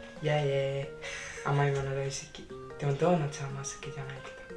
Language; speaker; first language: Japanese; non-native, learner; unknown